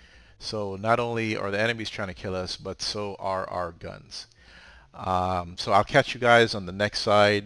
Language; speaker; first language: English; native; English